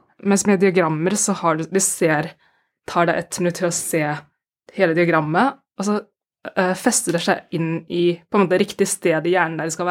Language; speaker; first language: Norwegian; non-native, fluent; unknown